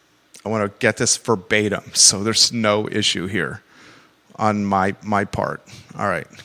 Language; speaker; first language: English; native; English